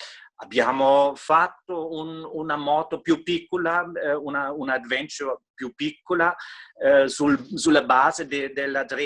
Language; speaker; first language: Italian; non-native, fluent; German